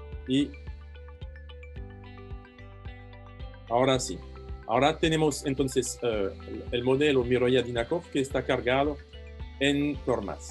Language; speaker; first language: Spanish; non-native, fluent; French